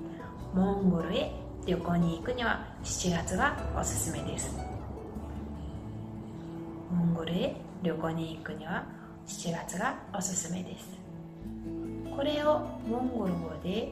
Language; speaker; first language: Japanese; non-native, fluent; Mongolian